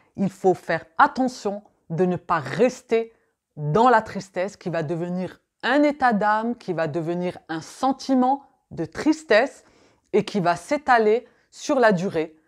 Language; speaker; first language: French; native; French